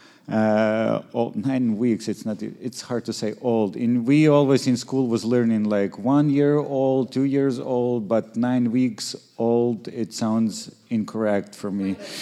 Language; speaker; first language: English; non-native, fluent; Ukrainian